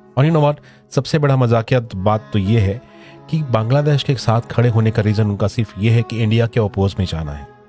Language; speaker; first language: Hindi; non-native, local second language; Marathi